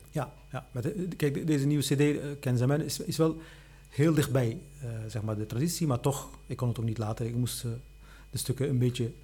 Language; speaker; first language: Dutch; non-native, local second language; Turkish